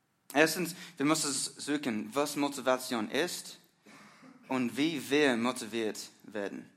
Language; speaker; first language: German; non-native, learner; English